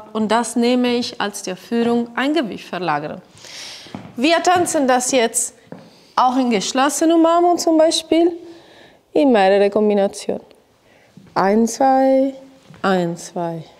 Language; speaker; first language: German; non-native, fluent; Italian